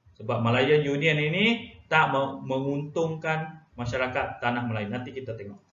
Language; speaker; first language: Malay; non-native, local second language; Chinese